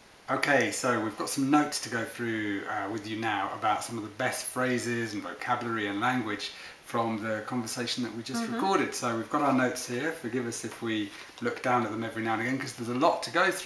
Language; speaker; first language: English; native; English